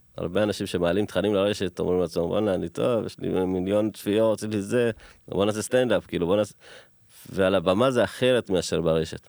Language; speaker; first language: Hebrew; early bilingual, other home language; Amharic